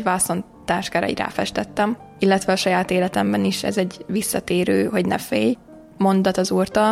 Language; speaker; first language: Hungarian; native; Hungarian